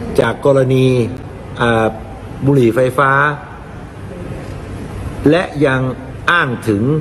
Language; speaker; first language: Thai; native; Thai